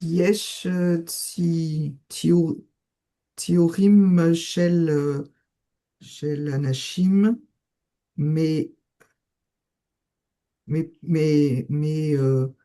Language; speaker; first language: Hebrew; non-native, learner; French